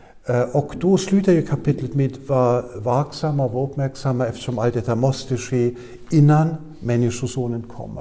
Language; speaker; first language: Swedish; non-native, fluent; German